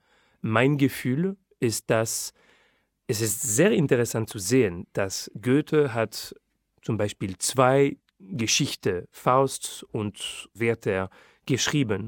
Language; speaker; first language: German; non-native, fluent; French